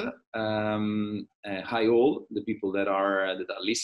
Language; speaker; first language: English; non-native, fluent; Italian